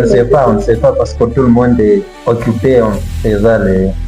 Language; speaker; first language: French; non-native, learner; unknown